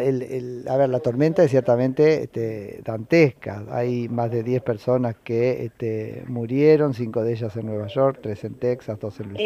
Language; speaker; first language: Spanish; native; Spanish